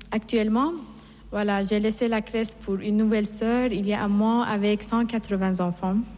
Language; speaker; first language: French; non-native, fluent; Persian